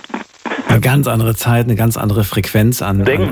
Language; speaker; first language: German; native; German